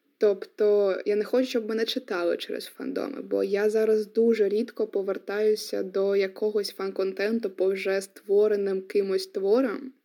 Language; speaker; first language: Ukrainian; non-native, local second language; Russian